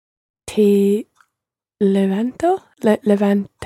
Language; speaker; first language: Spanish; non-native, learner; English